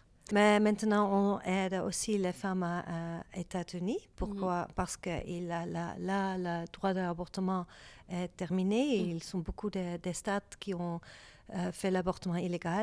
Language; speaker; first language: French; non-native, learner; Dutch